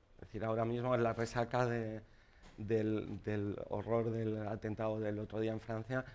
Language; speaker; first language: Spanish; native; Spanish